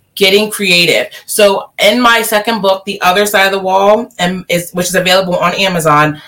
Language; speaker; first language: English; native; English